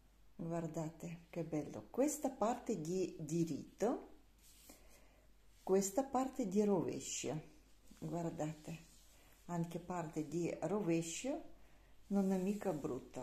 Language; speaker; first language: Italian; non-native, learner; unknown